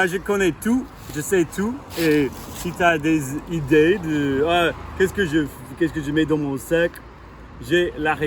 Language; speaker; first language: French; non-native, fluent; English